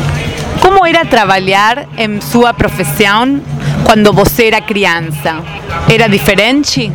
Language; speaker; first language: Portuguese; non-native, fluent; Spanish